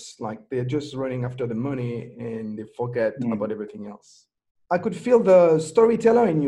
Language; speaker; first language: English; non-native, fluent; French